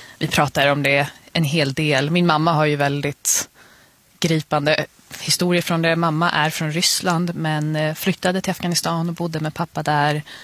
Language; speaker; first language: Swedish; early bilingual, other home language; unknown